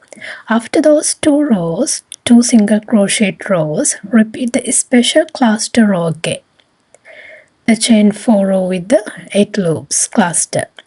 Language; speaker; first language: English; non-native, fluent; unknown